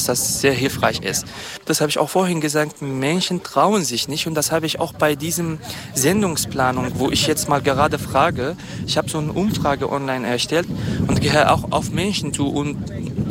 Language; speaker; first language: German; non-native, fluent; Kurdish